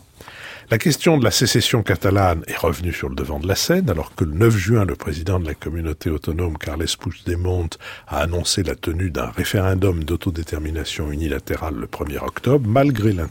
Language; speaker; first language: French; native; French